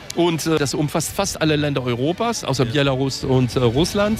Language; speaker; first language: German; non-native, local second language; French